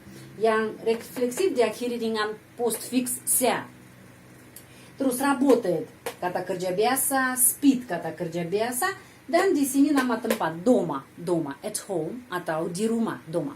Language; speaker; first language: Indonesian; non-native, fluent; Russian